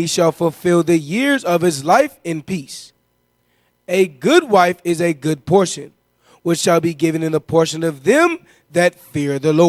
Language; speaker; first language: English; native; English